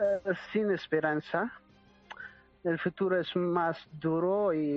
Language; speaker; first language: Spanish; non-native, learner; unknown